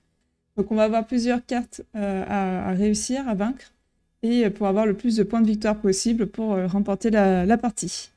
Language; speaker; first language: French; native; French